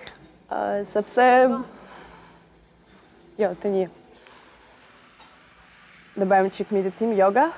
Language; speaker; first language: Albanian; non-native, learner; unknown